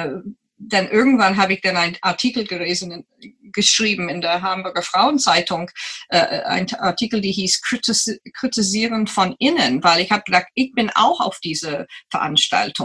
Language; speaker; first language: German; non-native, fluent; English